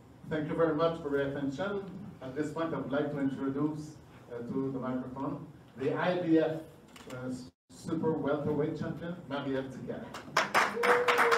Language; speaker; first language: English; non-native, fluent; French